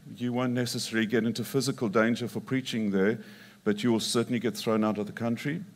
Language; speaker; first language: English; native; English